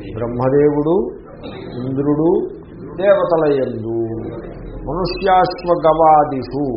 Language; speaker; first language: Telugu; native; Telugu